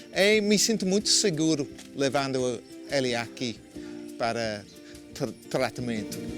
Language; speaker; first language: Portuguese; non-native, fluent; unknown